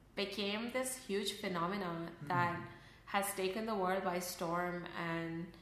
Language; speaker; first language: English; early bilingual, other home language; Urdu